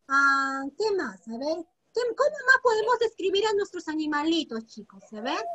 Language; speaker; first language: Spanish; native; Spanish